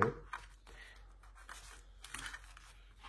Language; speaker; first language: French; non-native, learner; Spanish